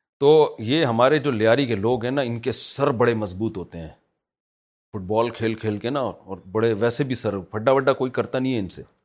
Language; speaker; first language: Urdu; native; Urdu